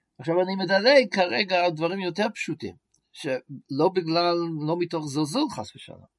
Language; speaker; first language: Hebrew; non-native, fluent; English